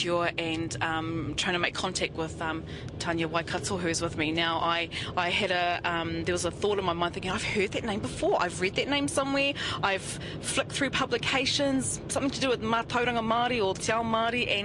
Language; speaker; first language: English; native; English